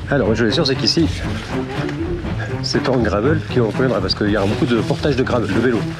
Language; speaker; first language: French; native; French